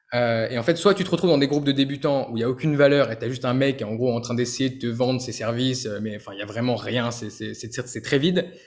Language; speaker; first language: French; native; French